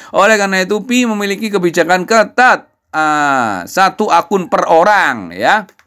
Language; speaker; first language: Indonesian; non-native, local second language; Javanese